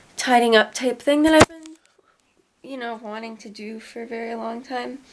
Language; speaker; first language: English; native; English